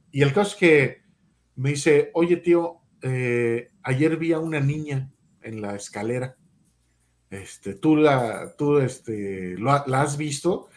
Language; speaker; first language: Spanish; native; Spanish